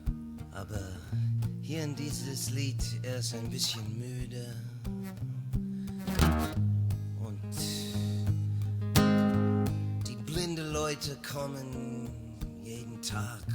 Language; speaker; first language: German; non-native, learner; English